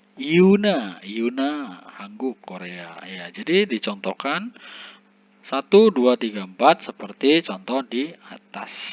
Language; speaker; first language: Indonesian; native; Indonesian